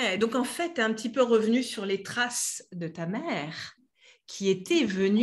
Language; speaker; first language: French; native; French